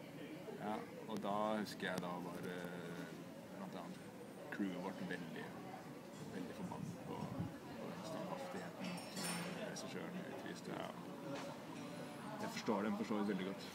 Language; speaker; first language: Norwegian; native; Norwegian